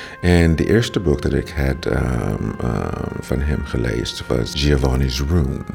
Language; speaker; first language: Dutch; non-native, learner; English